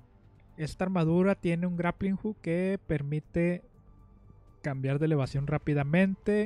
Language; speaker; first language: Spanish; native; Spanish